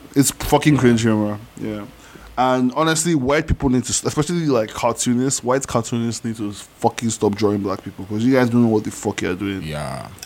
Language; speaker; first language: English; non-native, fluent; Yoruba